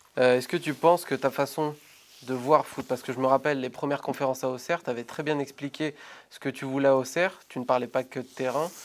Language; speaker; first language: French; native; French